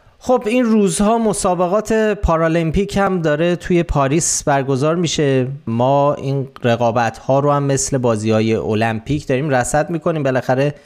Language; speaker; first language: Persian; native; Persian